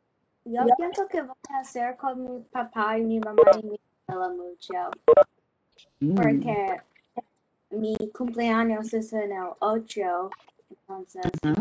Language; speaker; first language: Spanish; non-native, learner; English